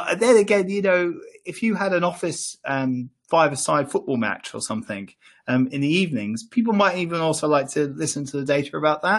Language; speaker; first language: English; native; English